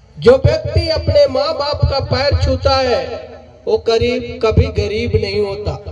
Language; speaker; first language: Hindi; non-native, local second language; Gondi